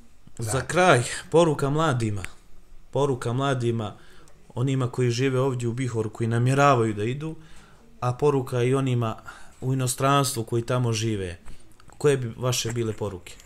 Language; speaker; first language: Croatian; native; Croatian